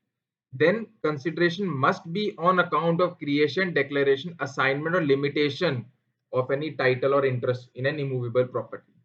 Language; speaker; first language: English; non-native, local second language; Hindi